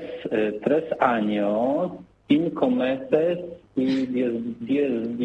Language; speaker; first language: Spanish; non-native, learner; Polish